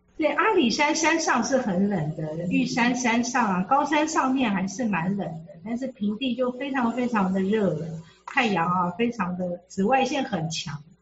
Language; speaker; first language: Chinese; native; Chinese